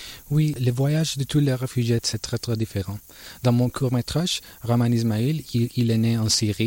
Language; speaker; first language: French; non-native, learner; Spanish